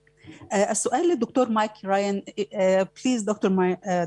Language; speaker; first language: Arabic; native; Arabic